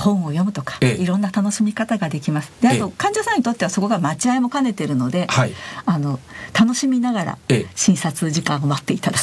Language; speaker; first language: Japanese; native; Japanese